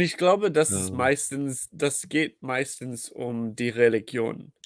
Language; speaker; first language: German; non-native, learner; English